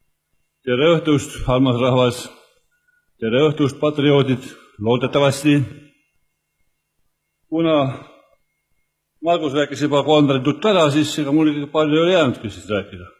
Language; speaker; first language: Estonian; native; Estonian